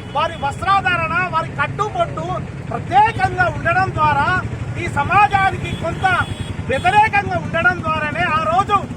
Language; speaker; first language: Telugu; non-native, local second language; Lambadi